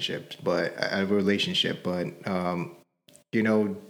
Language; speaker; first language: English; non-native, local second language; Yoruba